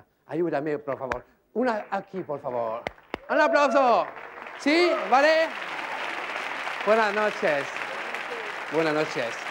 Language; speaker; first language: Spanish; non-native, learner; French